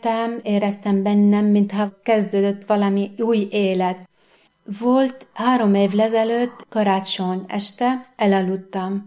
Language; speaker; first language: Hungarian; non-native, fluent; Arabic